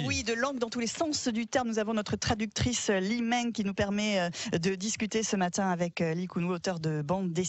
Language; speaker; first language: French; native; French